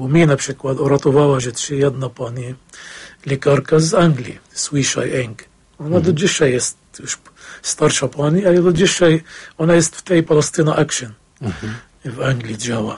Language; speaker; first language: Polish; non-native, fluent; Arabic